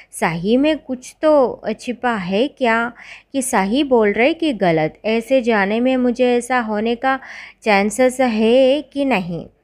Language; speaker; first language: Hindi; non-native, local second language; Malayalam